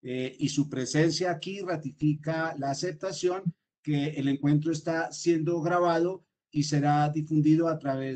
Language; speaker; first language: Spanish; native; Spanish